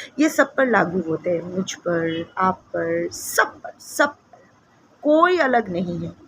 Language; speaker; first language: Hindi; non-native, local second language; Bangla